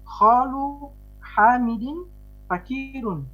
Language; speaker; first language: Arabic; non-native, learner; Indonesian